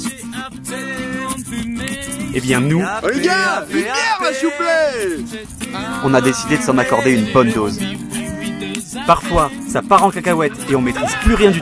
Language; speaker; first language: French; native; French